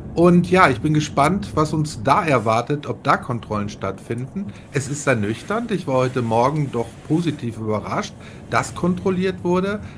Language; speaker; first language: German; native; German